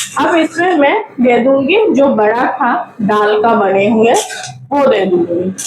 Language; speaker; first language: Hindi; non-native, local second language; Bangla